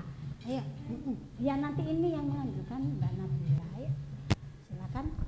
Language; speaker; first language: Indonesian; native; Indonesian